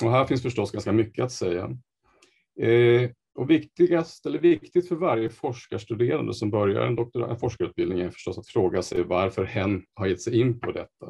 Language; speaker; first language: Swedish; native; Swedish